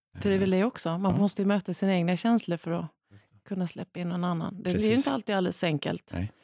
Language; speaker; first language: Swedish; native; Swedish